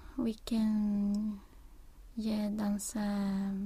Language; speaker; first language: French; non-native, learner; Spanish